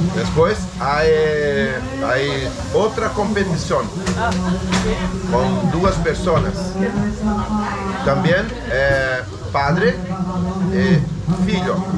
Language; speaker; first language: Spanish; non-native, learner; Portuguese